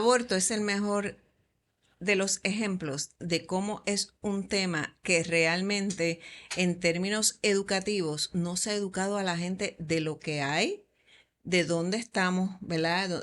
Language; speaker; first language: Spanish; native; Spanish